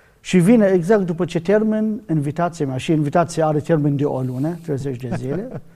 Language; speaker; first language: Romanian; non-native, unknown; Arabic